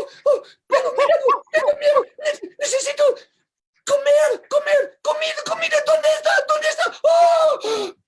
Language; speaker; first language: Spanish; non-native, learner; English